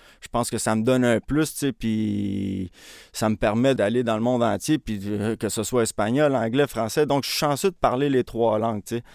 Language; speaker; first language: French; early bilingual, other home language; Spanish